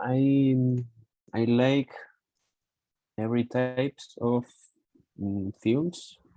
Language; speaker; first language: English; non-native, learner; Spanish